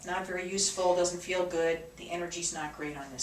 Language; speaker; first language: English; native; English